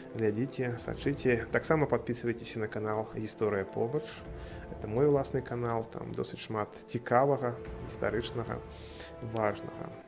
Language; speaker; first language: Belarusian; native; Belarusian